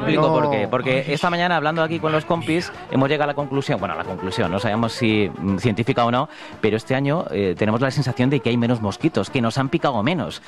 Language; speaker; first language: Spanish; native; Spanish